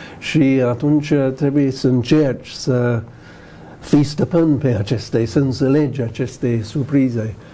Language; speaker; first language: Romanian; non-native, fluent; English